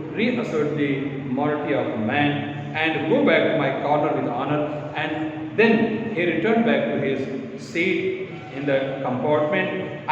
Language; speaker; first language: English; non-native, local second language; Hindi